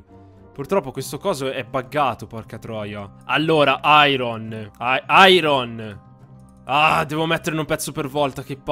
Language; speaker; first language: Italian; native; Italian